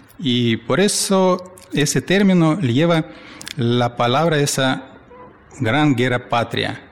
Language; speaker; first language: Spanish; non-native, fluent; Russian